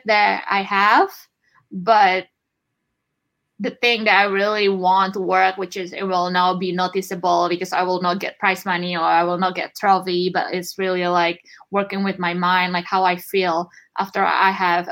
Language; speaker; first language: English; non-native, fluent; Indonesian